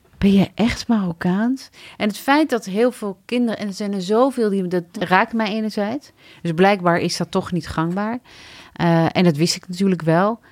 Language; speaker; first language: Dutch; early bilingual, other home language; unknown